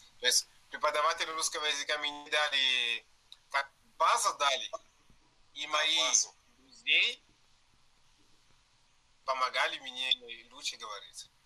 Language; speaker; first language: Russian; non-native, learner; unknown